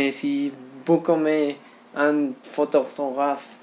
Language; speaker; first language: French; non-native, fluent; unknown